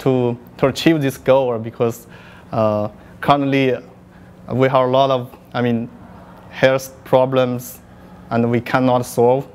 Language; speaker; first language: English; non-native, fluent; Chinese